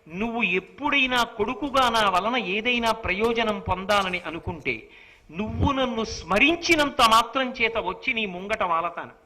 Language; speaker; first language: Telugu; native; Telugu